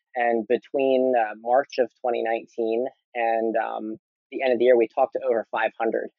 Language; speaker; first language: English; native; English